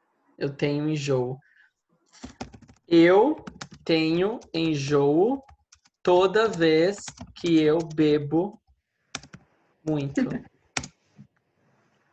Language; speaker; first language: Portuguese; non-native, fluent; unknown